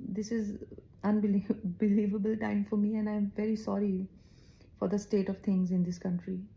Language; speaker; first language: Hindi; native; Hindi